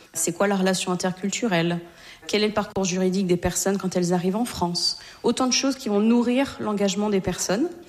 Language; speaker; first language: French; native; French